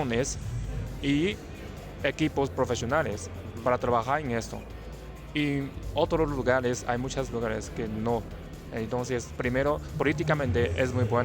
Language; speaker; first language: Spanish; non-native, fluent; Chinese